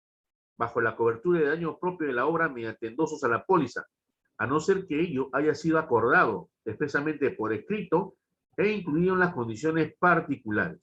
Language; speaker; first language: Spanish; native; Spanish